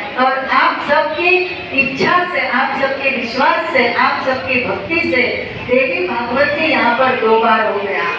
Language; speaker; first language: Hindi; non-native, local second language; Marathi